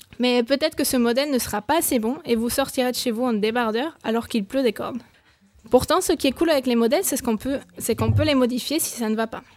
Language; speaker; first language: French; non-native, fluent; Spanish